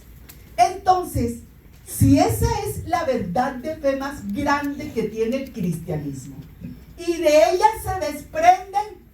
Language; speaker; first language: Spanish; native; Spanish